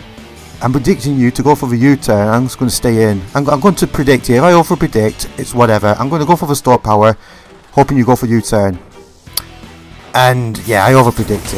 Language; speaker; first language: English; native; English